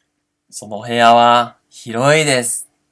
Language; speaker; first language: Japanese; non-native, fluent; Portuguese